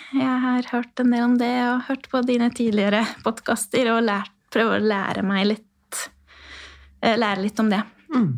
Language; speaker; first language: Norwegian; non-native, fluent; Romanian